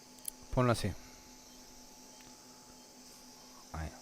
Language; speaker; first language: Spanish; native; Spanish